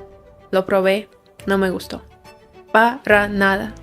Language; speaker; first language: Spanish; non-native, fluent; Ukrainian